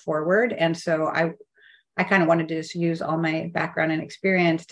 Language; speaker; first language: English; native; English